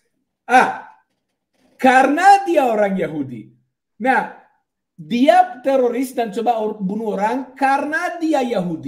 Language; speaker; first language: Indonesian; non-native, fluent; Hebrew